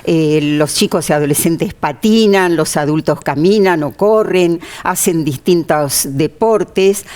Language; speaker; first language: Spanish; native; Spanish